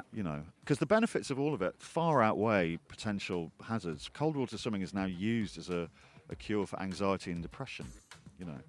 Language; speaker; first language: English; native; English